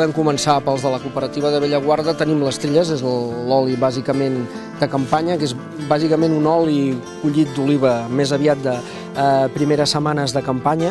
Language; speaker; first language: Catalan; native; Catalan